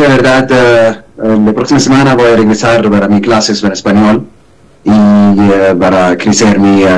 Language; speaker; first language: Spanish; non-native, learner; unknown